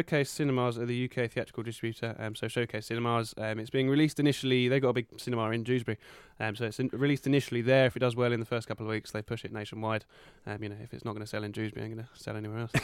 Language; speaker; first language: English; native; English